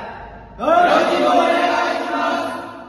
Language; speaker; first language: Japanese; non-native, learner; Burmese